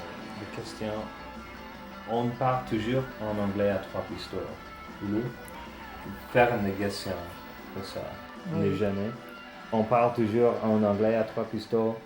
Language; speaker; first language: French; non-native, learner; English